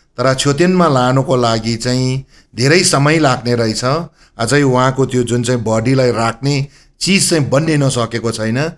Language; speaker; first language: Nepali; native; Nepali